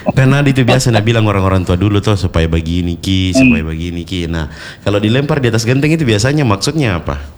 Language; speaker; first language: Indonesian; native; Indonesian